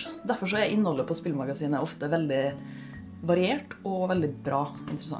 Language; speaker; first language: Norwegian; native; Norwegian